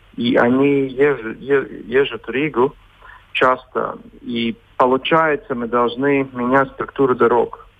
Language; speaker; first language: Russian; non-native, local second language; Latvian